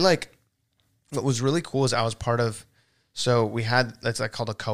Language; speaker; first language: English; early bilingual, other home language; Spanish